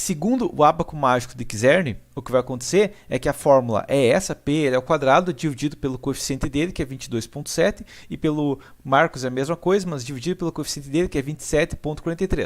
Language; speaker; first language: Portuguese; native; Portuguese